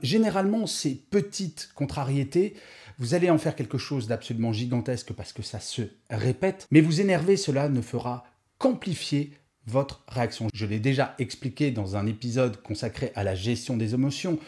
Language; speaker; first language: French; native; French